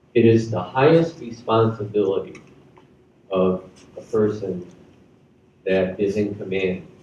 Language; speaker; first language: English; native; English